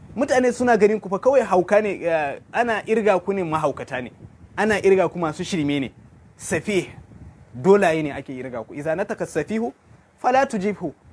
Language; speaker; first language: Hausa; non-native, local second language; Kanuri